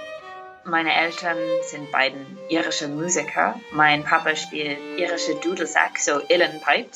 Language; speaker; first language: German; non-native, fluent; Irish